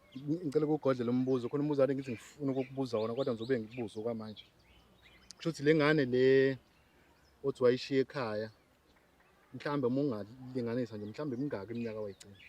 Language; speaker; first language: Zulu; native; Zulu